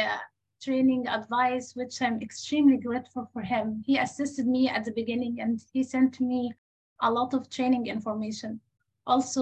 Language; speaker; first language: English; non-native, fluent; Arabic